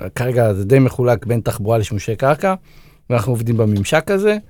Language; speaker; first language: Hebrew; native; Hebrew